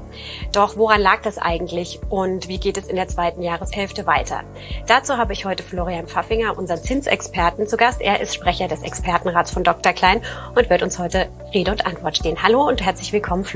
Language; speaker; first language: German; native; German